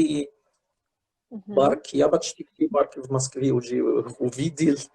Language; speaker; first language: Russian; non-native, fluent; Arabic